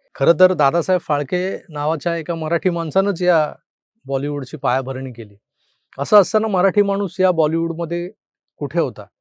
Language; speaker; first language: Marathi; native; Marathi